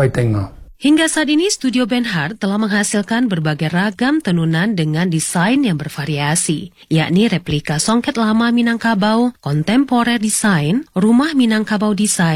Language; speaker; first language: Indonesian; native; Indonesian